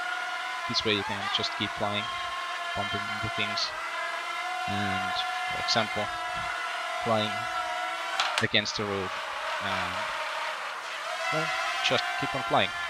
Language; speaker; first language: English; non-native, fluent; Finnish